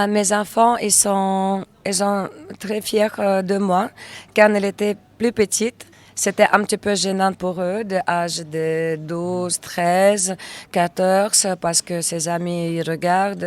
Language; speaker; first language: French; non-native, learner; Russian